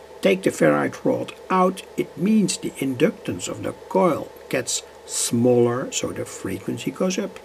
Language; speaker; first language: English; non-native, fluent; Dutch